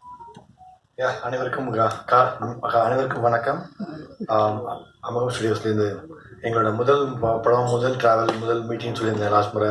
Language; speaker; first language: Tamil; native; Tamil